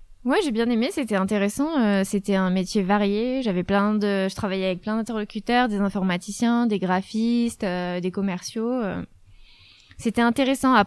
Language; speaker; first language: French; native; French